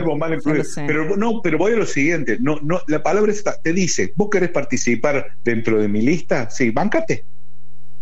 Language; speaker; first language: Spanish; native; Spanish